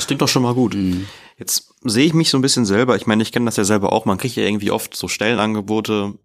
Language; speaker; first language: German; native; German